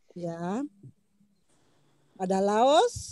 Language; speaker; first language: Indonesian; native; Indonesian